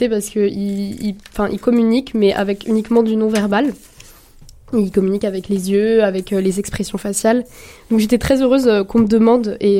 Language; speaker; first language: French; native; French